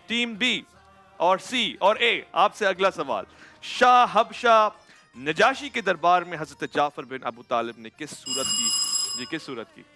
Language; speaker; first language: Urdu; native; Urdu